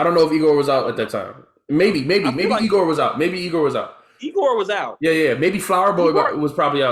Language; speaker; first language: English; native; English